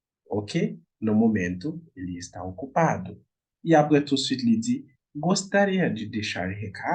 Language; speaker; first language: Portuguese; non-native, fluent; Haitian Creole